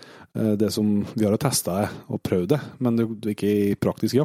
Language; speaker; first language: Norwegian; native; Norwegian